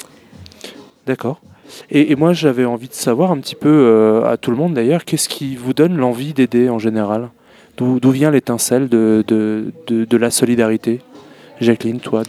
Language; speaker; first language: French; native; French